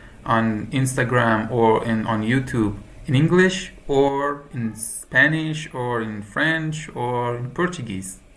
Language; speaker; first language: English; non-native, fluent; Persian